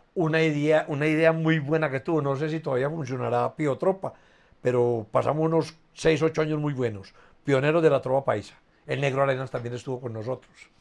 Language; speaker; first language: Spanish; native; Spanish